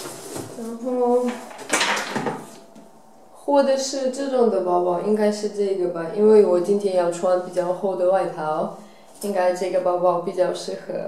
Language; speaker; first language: Chinese; non-native, fluent; Russian